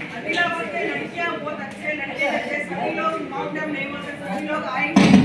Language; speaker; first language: Hindi; non-native, local second language; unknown